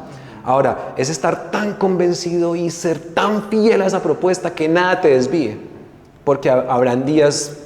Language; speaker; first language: Spanish; native; Spanish